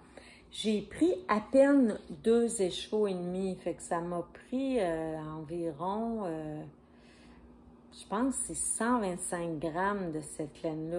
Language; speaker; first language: French; native; French